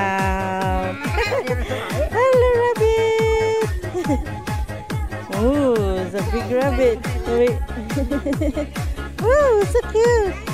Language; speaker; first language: English; non-native, learner; Filipino